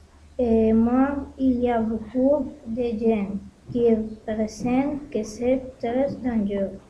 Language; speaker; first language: French; non-native, learner; Spanish